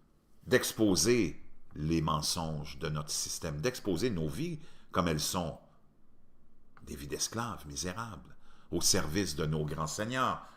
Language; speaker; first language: French; native; French